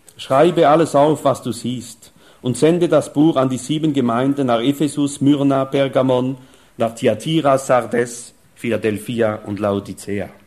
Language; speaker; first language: German; non-native, fluent; French